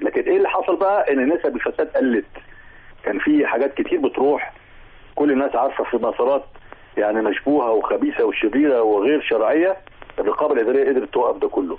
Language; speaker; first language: Arabic; native; Arabic